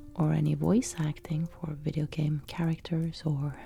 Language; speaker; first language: English; non-native, fluent; Norwegian